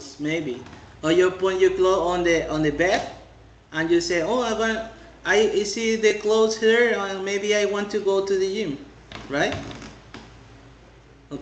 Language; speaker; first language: English; non-native, fluent; Spanish